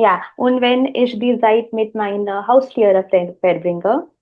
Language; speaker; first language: German; non-native, learner; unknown